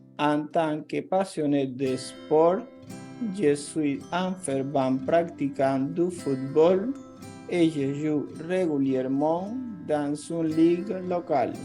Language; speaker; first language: French; non-native, fluent; Spanish